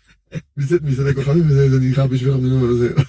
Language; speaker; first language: Hebrew; non-native, fluent; French